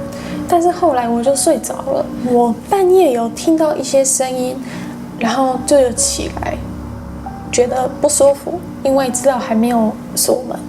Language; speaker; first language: Chinese; non-native, fluent; English